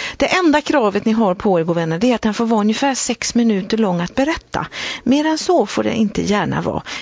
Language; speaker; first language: Swedish; native; Swedish